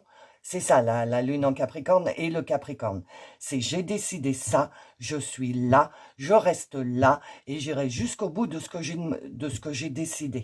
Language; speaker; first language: French; native; French